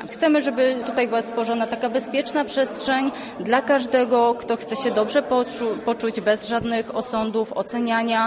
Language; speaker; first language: Polish; native; Polish